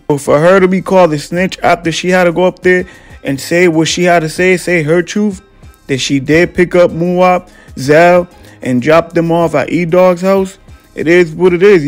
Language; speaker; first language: English; native; English